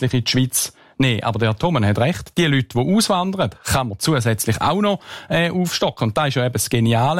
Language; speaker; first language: German; native; German